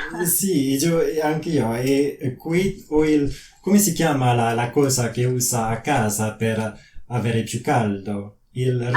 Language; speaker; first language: Italian; non-native, learner; French